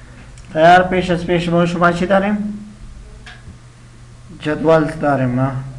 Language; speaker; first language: Persian; non-native, local second language; Pashto